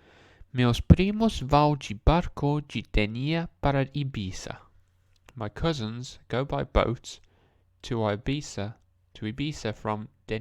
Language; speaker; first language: Portuguese; non-native, learner; English